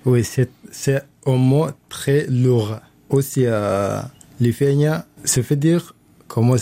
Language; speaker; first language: French; non-native, learner; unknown